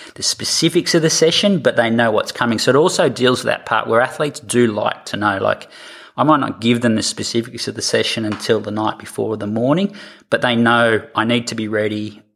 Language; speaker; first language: English; native; English